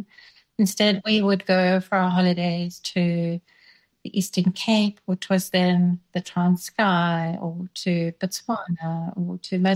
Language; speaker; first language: English; non-native, local second language; Dutch